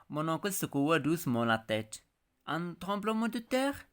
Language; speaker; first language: French; non-native, local second language; Arabic